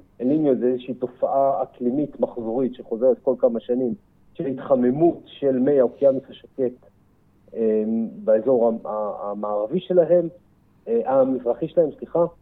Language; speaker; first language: Hebrew; native; Hebrew